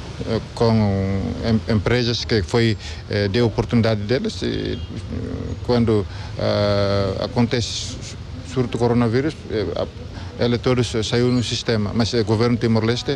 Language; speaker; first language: Portuguese; non-native, local second language; Tetum